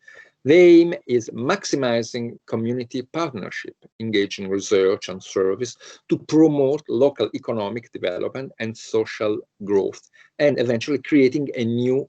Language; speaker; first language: English; non-native, fluent; Italian